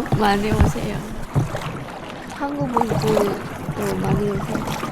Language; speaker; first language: Korean; non-native, fluent; Vietnamese